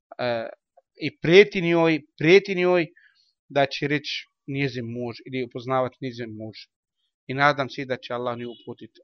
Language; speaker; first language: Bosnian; non-native, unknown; Arabic